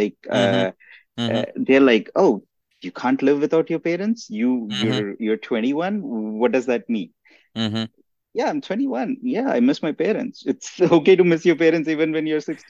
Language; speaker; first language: English; non-native, local second language; Tamil